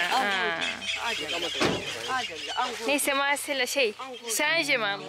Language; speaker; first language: Turkish; native; Turkish